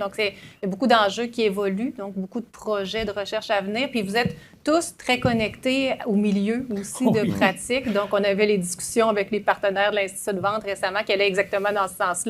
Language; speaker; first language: French; native; French